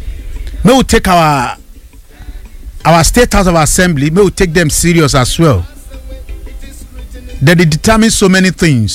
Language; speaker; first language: Nigerian Pidgin; non-native, local second language; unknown